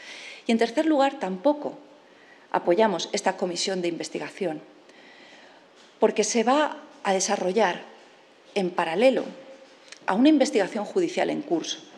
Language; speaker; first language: Spanish; native; Spanish